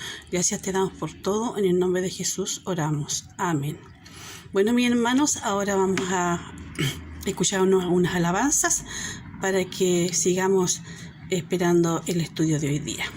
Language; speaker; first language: Spanish; native; Spanish